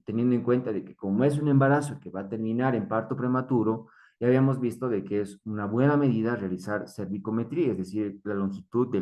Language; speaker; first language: Spanish; native; Spanish